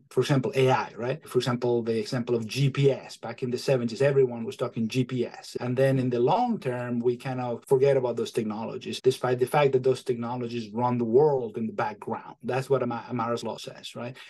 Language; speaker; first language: English; non-native, fluent; Spanish